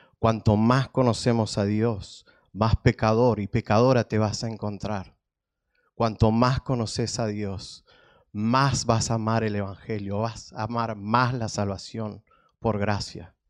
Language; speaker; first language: Spanish; native; Spanish